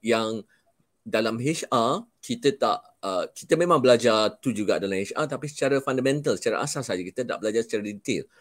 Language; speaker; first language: Malay; native; Malay